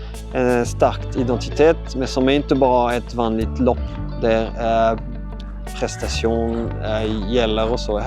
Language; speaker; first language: Swedish; non-native, fluent; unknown